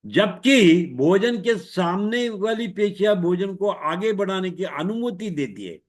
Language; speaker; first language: Hindi; non-native, local second language; Marathi